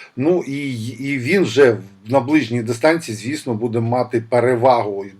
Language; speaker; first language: Ukrainian; non-native, local second language; Russian